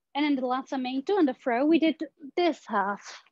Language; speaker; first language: English; non-native, fluent; German